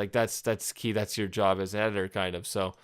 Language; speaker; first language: English; native; English